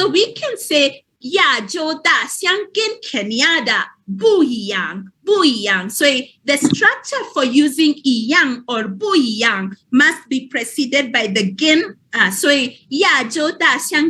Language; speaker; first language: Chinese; non-native, fluent; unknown